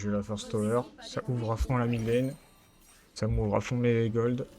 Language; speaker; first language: French; native; French